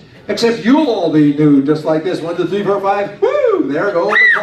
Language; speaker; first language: English; native; English